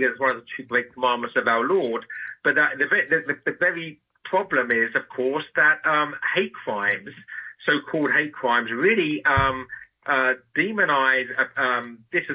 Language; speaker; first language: English; native; English